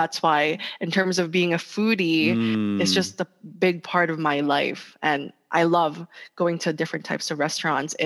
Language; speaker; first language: English; non-native, local second language; Hiligaynon